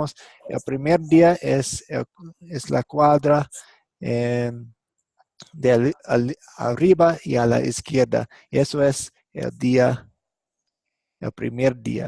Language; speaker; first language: Spanish; non-native, fluent; English